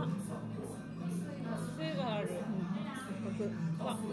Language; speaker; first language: Japanese; native; Japanese